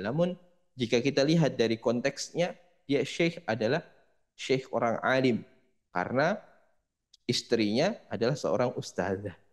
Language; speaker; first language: Indonesian; native; Indonesian